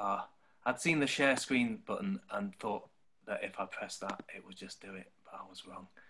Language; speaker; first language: English; native; English